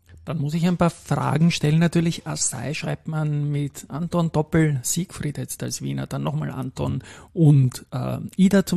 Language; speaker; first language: German; native; German